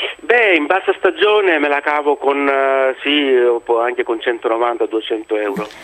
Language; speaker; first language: Italian; non-native, fluent; Greek